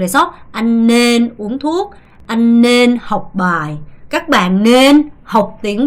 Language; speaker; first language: Vietnamese; non-native, fluent; Korean